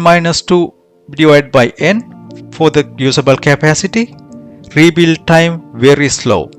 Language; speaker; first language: English; non-native, fluent; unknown